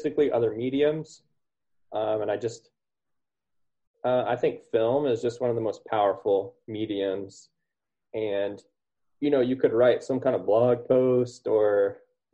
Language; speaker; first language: English; native; English